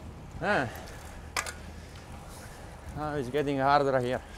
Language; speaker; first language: English; non-native, fluent; Slovak